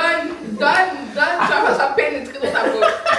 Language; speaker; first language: French; native; French